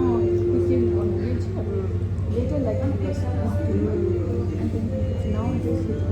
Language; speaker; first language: English; non-native, fluent; Tibetan